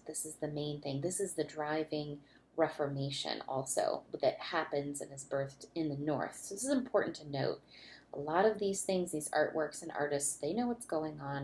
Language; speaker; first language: English; native; English